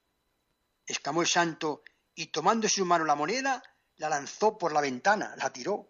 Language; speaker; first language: Spanish; native; Spanish